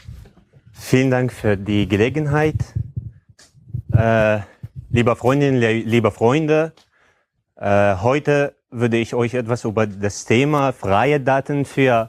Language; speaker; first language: German; non-native, fluent; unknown